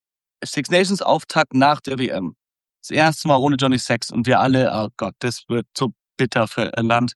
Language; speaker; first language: German; native; German